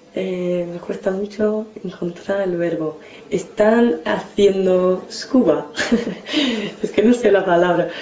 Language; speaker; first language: Spanish; non-native, fluent; English